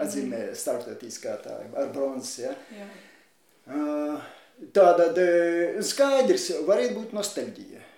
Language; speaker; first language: Latvian; non-native, local second language; Russian